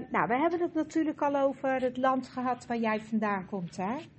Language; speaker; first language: Dutch; native; Dutch